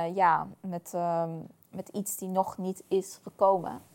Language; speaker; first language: Dutch; non-native, fluent; Persian